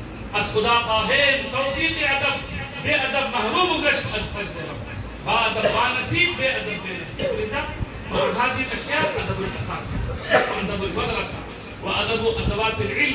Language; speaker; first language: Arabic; non-native, fluent; Urdu